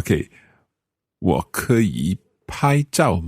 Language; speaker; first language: Chinese; non-native, learner; English